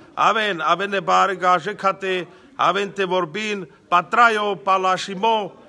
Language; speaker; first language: Slovak; non-native, local second language; Romany